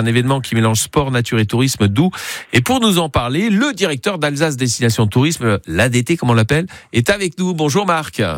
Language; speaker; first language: French; native; French